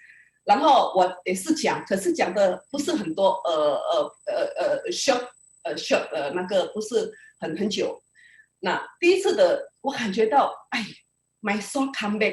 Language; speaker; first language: Chinese; early bilingual, heritage; Indonesian